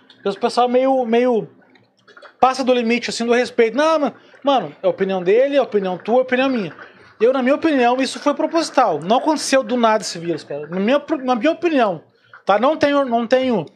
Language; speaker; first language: Portuguese; native; Portuguese